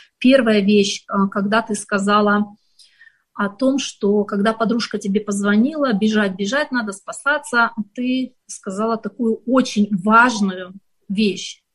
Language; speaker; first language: Russian; native; Russian